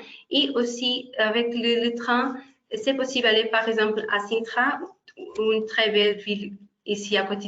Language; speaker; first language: French; non-native, fluent; Portuguese